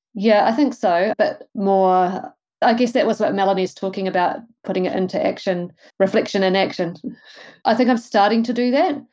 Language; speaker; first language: English; native; English